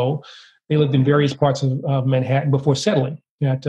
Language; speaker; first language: English; native; English